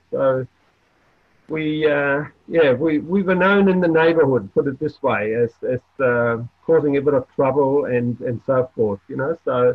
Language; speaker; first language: English; non-native, fluent; German